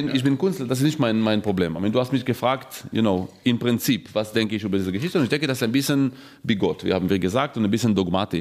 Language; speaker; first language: German; non-native, fluent; Hebrew